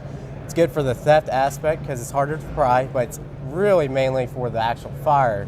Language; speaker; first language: English; native; English